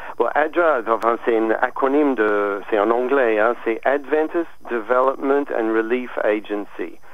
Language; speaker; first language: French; non-native, fluent; English